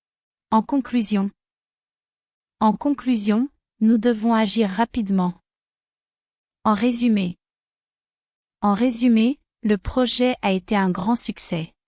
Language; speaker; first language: French; non-native, fluent; Spanish